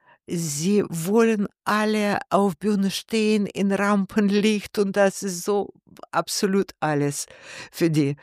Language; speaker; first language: German; non-native, learner; Russian